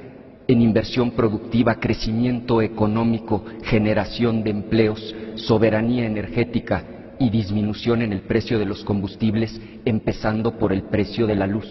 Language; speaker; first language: Spanish; native; Spanish